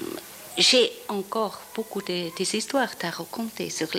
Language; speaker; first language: French; non-native, fluent; German